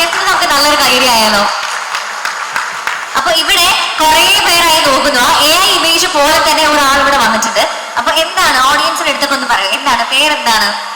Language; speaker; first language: Malayalam; native; Malayalam